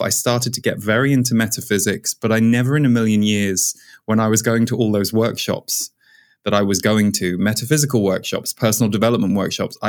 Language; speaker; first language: English; native; English